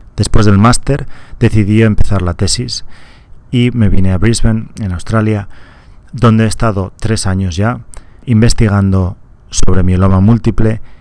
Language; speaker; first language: Spanish; native; Spanish